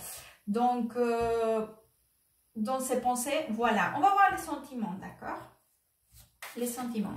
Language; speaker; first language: French; non-native, fluent; Spanish